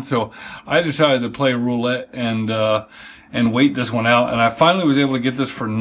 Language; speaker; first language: English; native; English